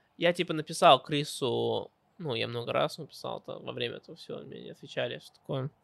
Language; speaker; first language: Russian; early bilingual, heritage; Russian